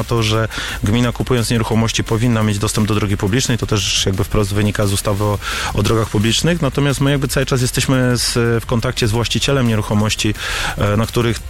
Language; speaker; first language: Polish; native; Polish